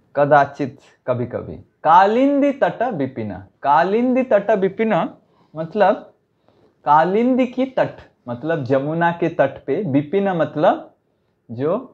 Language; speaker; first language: Hindi; non-native, local second language; Odia